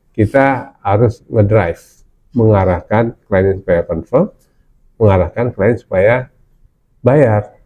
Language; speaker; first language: Indonesian; non-native, local second language; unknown